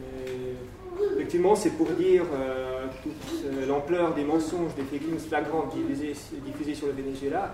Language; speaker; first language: French; native; French